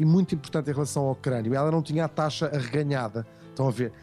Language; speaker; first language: Portuguese; native; Portuguese